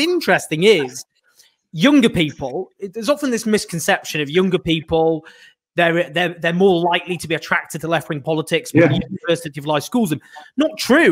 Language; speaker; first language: English; native; English